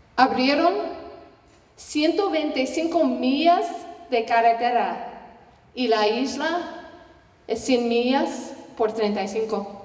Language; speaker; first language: Spanish; non-native, learner; English